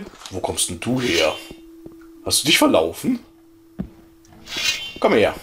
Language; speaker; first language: German; native; German